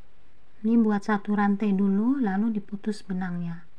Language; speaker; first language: Indonesian; native; Indonesian